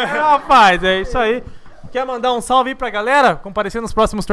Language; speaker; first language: Portuguese; native; Portuguese